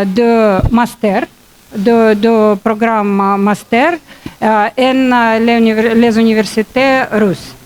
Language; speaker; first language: French; non-native, learner; Russian